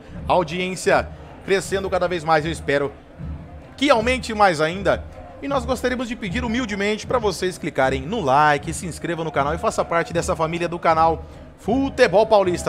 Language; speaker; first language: Portuguese; native; Portuguese